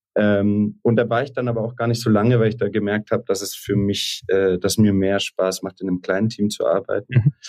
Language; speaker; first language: German; native; German